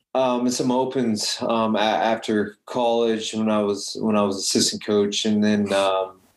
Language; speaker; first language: English; native; English